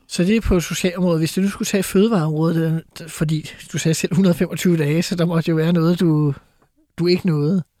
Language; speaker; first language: Danish; native; Danish